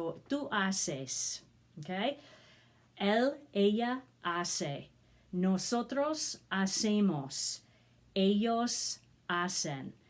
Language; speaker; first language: Spanish; non-native, fluent; English